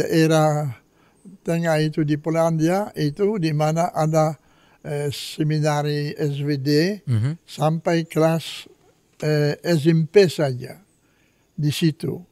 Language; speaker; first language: Indonesian; non-native, fluent; Polish